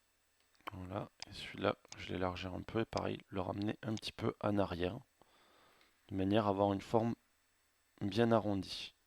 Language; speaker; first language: French; native; French